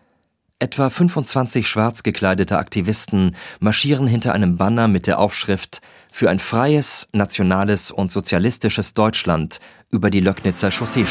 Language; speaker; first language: German; native; German